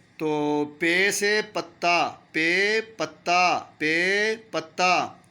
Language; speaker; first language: Urdu; non-native, local second language; Punjabi